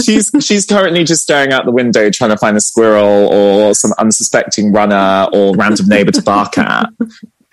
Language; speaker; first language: English; native; English